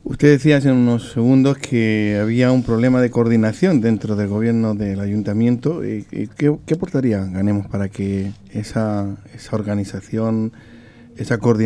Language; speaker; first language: Spanish; native; Spanish